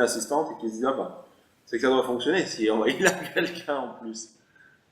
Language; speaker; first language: French; native; French